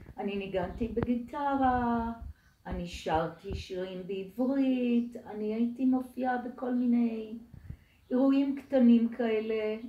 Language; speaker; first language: Hebrew; native; Hebrew